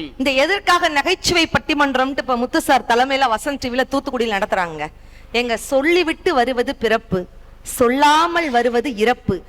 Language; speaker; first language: Tamil; native; Tamil